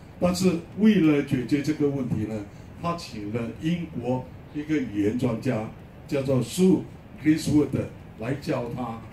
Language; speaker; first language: Chinese; native; Chinese